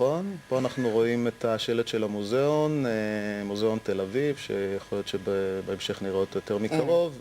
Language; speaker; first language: Hebrew; native; Hebrew